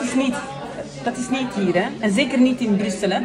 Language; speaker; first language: Dutch; non-native, fluent; French